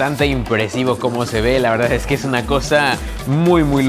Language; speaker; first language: Spanish; native; Spanish